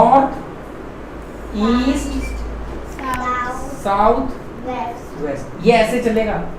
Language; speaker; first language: Hindi; native; Hindi